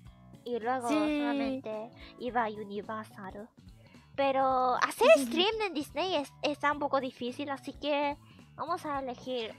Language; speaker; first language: Spanish; non-native, learner; Japanese